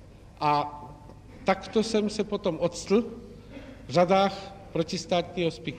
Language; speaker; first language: Czech; native; Czech